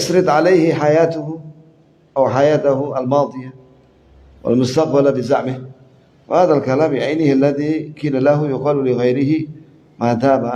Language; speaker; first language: Arabic; non-native, fluent; Indonesian